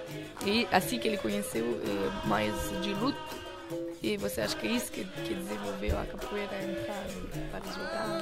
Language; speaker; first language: Portuguese; non-native, fluent; French